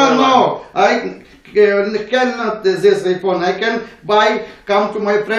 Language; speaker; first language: English; non-native, learner; Ukrainian